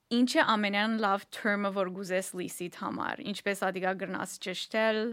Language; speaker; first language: Armenian; early bilingual, heritage; Armenian